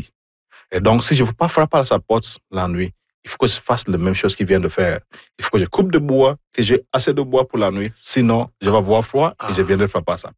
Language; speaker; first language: French; non-native, fluent; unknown